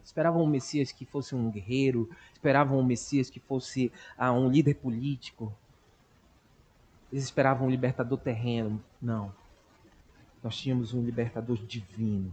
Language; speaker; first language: Portuguese; native; Portuguese